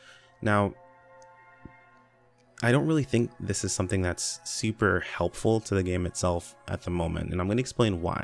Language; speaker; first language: English; native; English